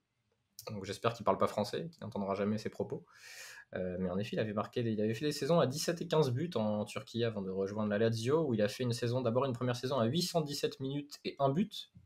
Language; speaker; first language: French; native; French